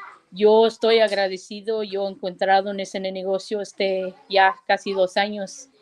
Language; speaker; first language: Spanish; early bilingual, heritage; Spanish